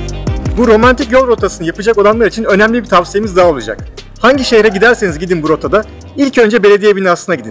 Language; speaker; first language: Turkish; native; Turkish